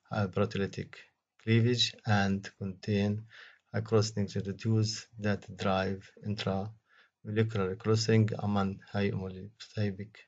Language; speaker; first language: English; non-native, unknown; Arabic